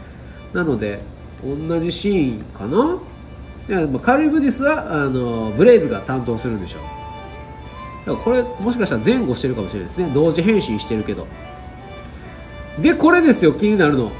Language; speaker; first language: Japanese; native; Japanese